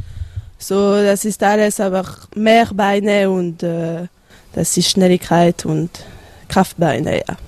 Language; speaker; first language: German; non-native, local second language; French